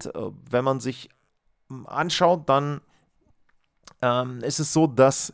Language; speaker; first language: German; native; German